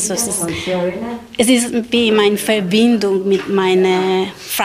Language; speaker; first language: German; non-native, learner; Spanish